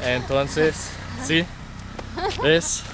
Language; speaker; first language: Spanish; non-native, learner; English